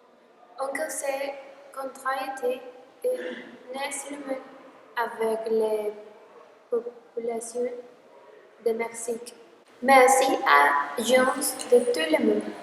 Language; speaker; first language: French; non-native, learner; Spanish